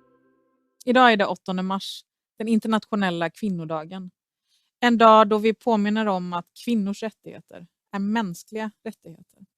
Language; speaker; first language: Swedish; early bilingual, other home language; Persian